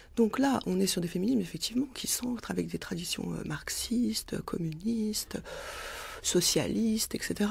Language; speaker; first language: French; native; French